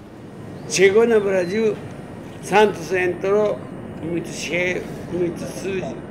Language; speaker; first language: Portuguese; non-native, learner; Japanese